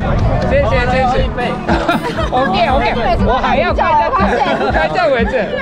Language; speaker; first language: Chinese; non-native, learner; Japanese